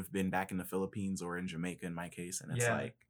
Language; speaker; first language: English; native; English